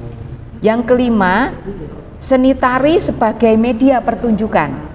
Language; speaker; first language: Malay; native; Malay